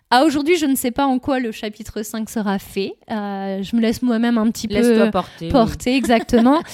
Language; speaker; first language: French; native; French